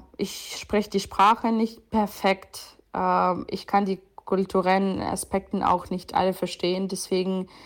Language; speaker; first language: German; non-native, fluent; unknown